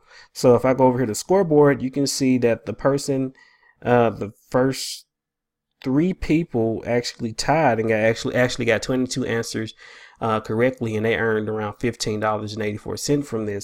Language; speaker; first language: English; native; English